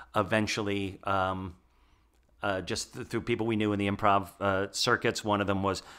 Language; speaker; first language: English; native; English